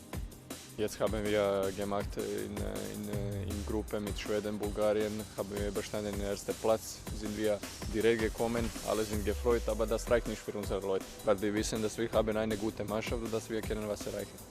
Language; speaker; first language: German; non-native, learner; Croatian